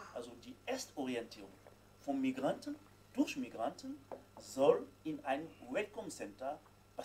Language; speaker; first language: German; non-native, fluent; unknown